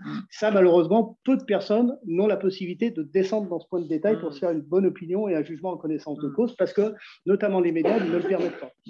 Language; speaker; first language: French; native; French